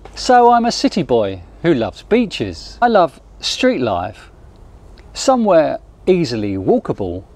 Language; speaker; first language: English; native; English